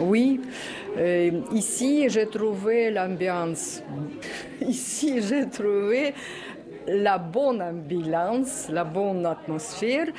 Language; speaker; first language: French; non-native, learner; Russian